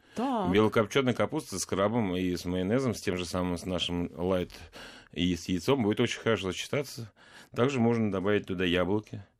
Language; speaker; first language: Russian; native; Russian